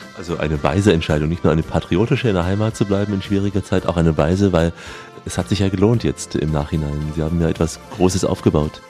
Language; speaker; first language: German; native; German